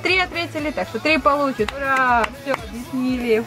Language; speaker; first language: Russian; native; Russian